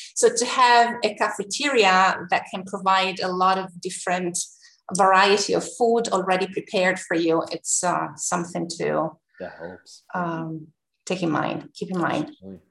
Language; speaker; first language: English; non-native, fluent; Italian